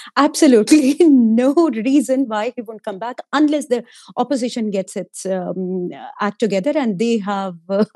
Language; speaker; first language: English; non-native, local second language; Hindi